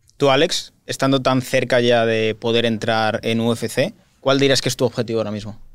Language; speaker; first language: Spanish; native; Spanish